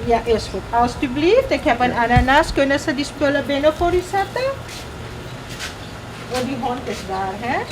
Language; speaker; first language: Dutch; non-native, local second language; Caribbean Hindustani